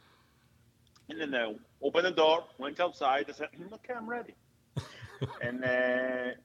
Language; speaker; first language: English; non-native, fluent; Italian